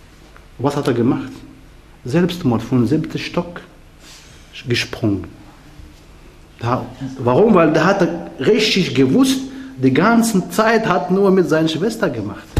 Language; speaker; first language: German; non-native, learner; Arabic